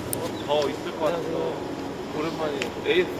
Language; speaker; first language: Korean; native; Korean